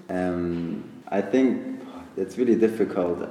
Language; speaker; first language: English; non-native, fluent; German